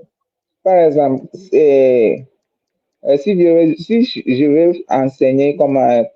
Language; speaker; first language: French; non-native, fluent; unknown